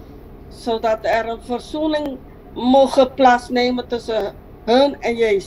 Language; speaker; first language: Dutch; non-native, local second language; Papiamento